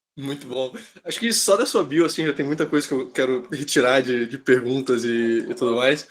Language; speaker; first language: Portuguese; native; Portuguese